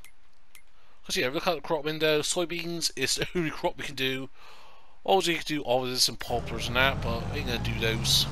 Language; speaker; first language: English; native; English